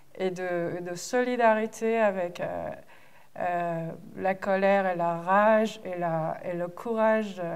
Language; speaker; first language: French; non-native, fluent; Persian